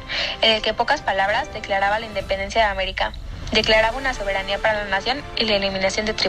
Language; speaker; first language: Spanish; native; Spanish